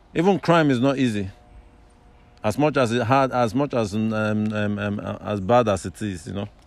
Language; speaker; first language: English; non-native, local second language; Yoruba